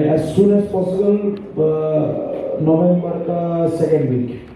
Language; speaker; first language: Hindi; non-native, local second language; Bangla